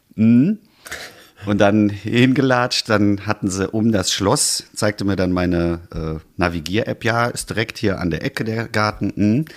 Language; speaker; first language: German; native; German